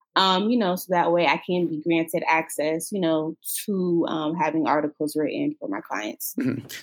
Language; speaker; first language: English; native; English